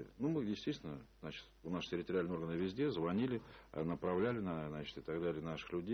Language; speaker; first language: Russian; native; Russian